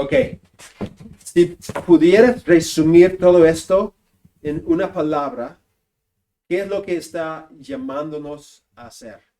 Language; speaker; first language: Spanish; non-native, fluent; English